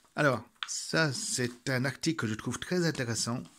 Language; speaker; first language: French; native; French